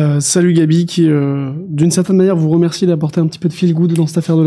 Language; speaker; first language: French; native; French